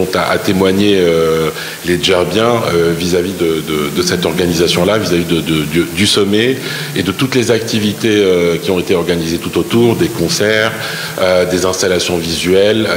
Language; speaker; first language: French; non-native, local second language; Arabic